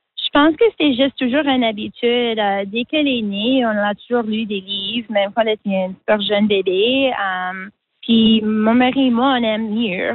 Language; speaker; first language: French; non-native, local second language; English